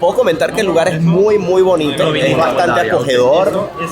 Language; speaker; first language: Spanish; native; Spanish